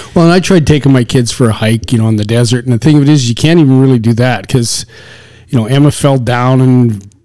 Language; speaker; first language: English; native; English